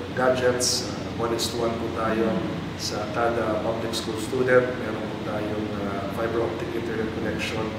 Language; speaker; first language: Filipino; native; Filipino